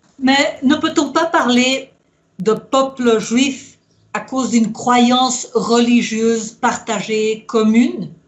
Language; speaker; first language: French; non-native, fluent; Spanish